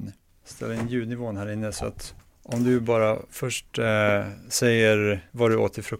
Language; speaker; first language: Swedish; native; Swedish